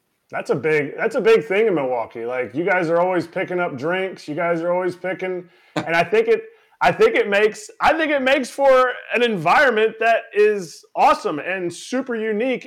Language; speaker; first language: English; native; English